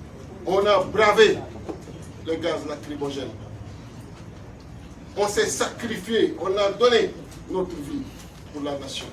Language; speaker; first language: French; non-native, local second language; Wolof